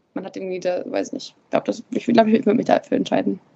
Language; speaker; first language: German; native; German